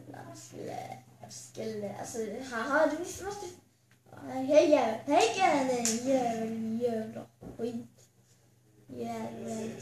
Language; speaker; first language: Swedish; early bilingual, other home language; Albanian